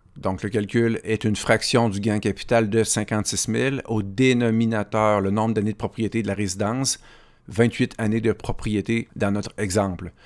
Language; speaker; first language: French; native; French